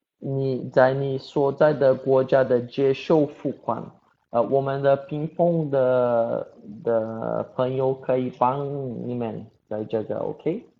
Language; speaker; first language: Chinese; non-native, learner; Portuguese